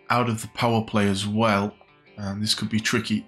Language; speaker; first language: English; native; English